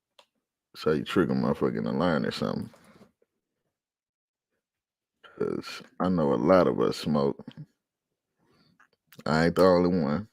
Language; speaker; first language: English; native; English